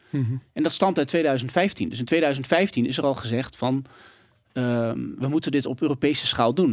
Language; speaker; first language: Dutch; native; Dutch